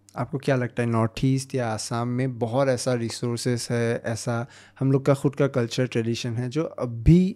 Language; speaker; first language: Hindi; non-native, local second language; Assamese